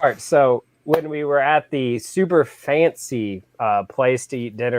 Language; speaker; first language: English; native; English